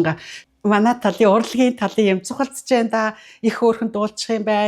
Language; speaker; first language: Mongolian; native; Mongolian